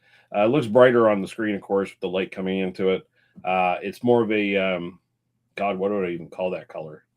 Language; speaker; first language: English; native; English